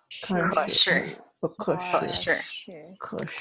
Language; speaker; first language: Chinese; non-native, learner; English